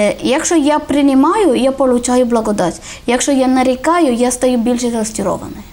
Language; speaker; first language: Ukrainian; non-native, learner; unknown